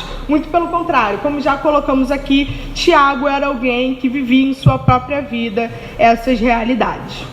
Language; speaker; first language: Portuguese; native; Portuguese